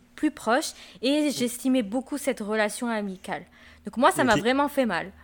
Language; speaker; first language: French; native; French